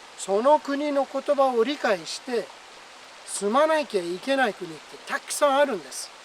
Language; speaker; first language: Japanese; non-native, fluent; Persian